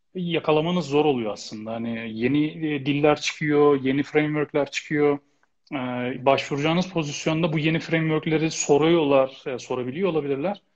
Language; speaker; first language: Turkish; native; Turkish